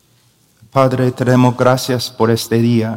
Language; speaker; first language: Spanish; non-native, fluent; English